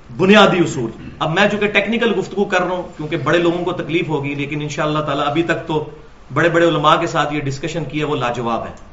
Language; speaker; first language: Urdu; non-native, local second language; Punjabi